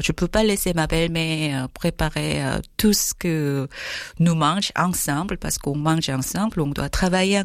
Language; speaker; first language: French; non-native, fluent; Korean